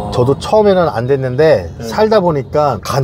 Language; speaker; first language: Korean; native; Korean